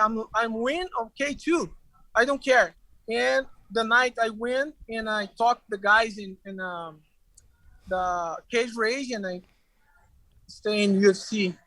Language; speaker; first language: English; non-native, learner; Portuguese